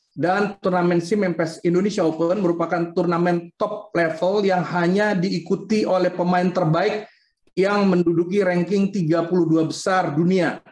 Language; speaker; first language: Indonesian; native; Indonesian